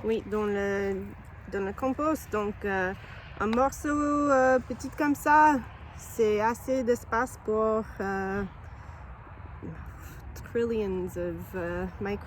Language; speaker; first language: French; non-native, learner; English